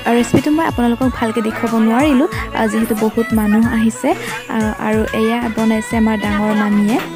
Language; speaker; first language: Assamese; non-native, local second language; Mising